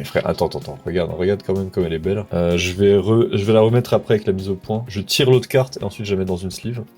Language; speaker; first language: French; native; French